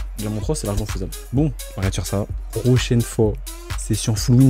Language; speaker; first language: French; native; French